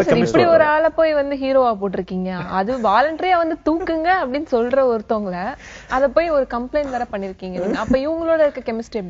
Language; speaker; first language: Tamil; native; Tamil